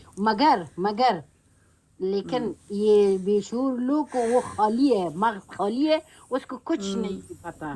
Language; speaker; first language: Urdu; non-native, local second language; Persian